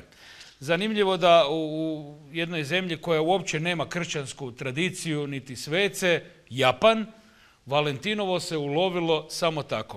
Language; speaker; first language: Serbian; native; Serbian